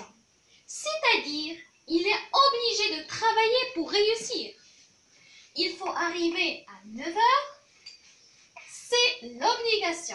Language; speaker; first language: French; non-native, local second language; Arabic